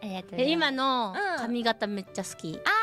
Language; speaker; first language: Japanese; native; Japanese